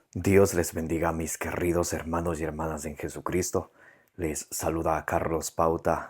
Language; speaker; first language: Spanish; native; Spanish